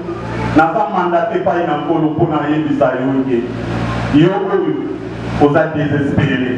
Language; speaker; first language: French; non-native, local second language; Lingala